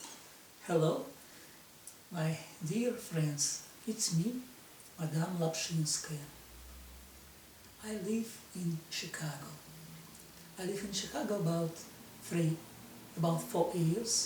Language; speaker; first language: English; non-native, learner; Russian